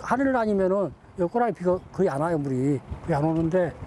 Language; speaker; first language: Korean; native; Korean